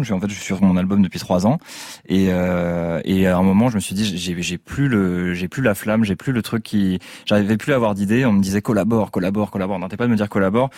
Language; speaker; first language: French; native; French